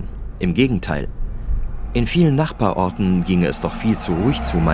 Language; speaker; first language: German; native; German